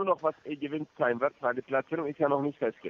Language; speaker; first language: German; non-native, fluent; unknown